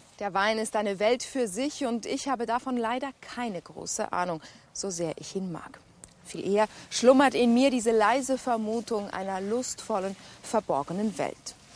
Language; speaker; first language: German; native; German